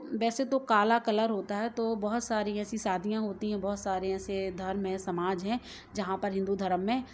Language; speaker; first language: Hindi; native; Hindi